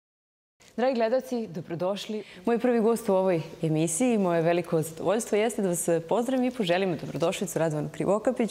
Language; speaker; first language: Serbian; native; Serbian